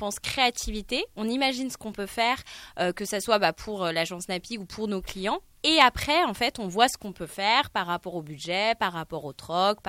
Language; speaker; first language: French; native; French